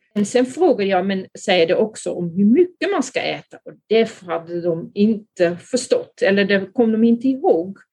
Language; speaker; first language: Swedish; non-native, fluent; Dutch